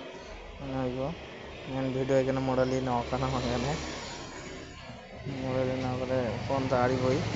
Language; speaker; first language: Malayalam; non-native, learner; Bangla